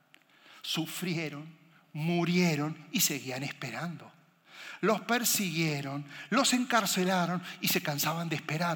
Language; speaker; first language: Spanish; native; Spanish